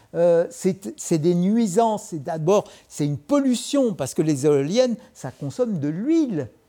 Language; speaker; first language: French; native; French